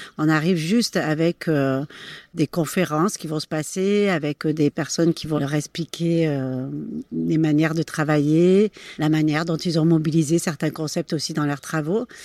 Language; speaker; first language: French; native; French